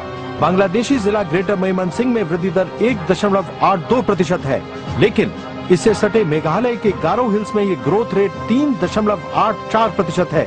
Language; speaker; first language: Hindi; native; Hindi